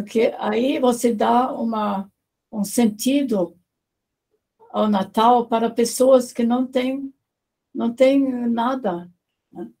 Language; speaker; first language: Portuguese; non-native, fluent; German